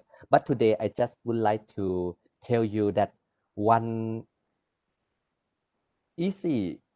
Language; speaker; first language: English; non-native, learner; Thai